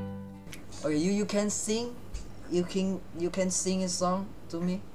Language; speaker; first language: English; non-native, learner; Thai